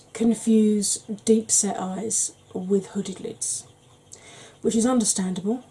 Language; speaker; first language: English; native; English